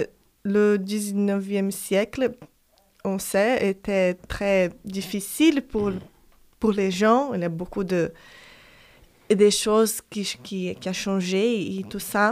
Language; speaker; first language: French; non-native, fluent; Portuguese